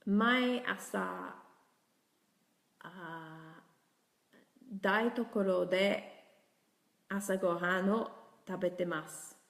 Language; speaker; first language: Japanese; non-native, learner; English